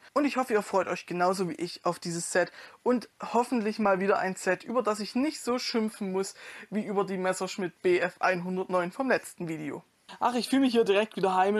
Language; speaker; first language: German; native; German